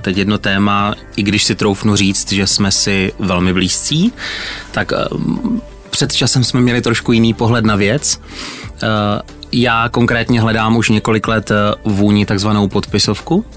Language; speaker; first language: Czech; native; Czech